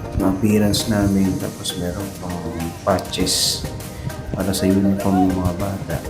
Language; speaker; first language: Filipino; native; Filipino